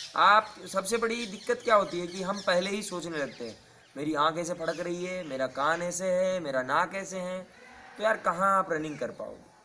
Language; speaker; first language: Hindi; native; Hindi